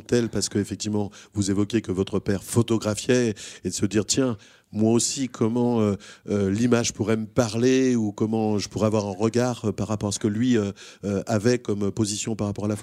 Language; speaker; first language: French; native; French